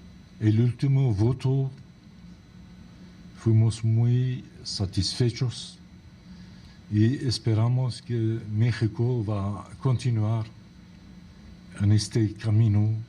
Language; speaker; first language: Spanish; non-native, fluent; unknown